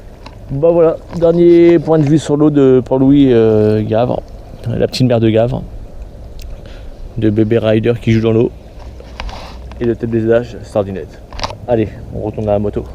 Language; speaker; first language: French; native; French